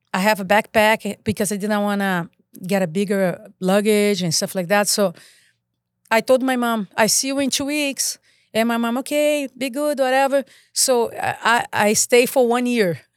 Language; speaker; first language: English; non-native, fluent; Portuguese